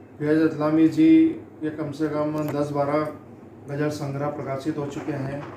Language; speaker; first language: Hindi; native; Hindi